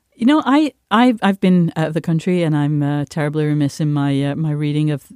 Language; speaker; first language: English; native; English